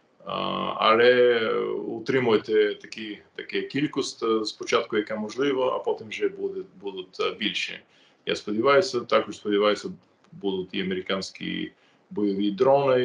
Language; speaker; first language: Ukrainian; non-native, fluent; English